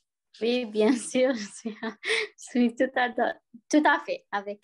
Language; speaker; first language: French; non-native, learner; Arabic